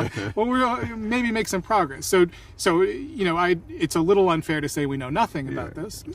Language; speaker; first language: English; native; English